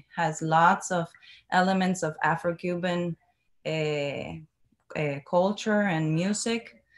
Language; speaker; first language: English; non-native, learner; Spanish